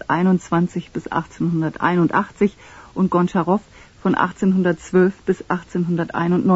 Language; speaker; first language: German; native; German